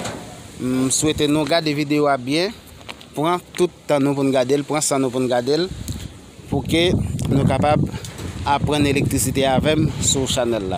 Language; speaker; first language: French; non-native, learner; Haitian Creole